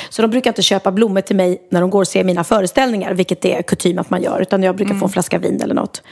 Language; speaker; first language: Swedish; native; Swedish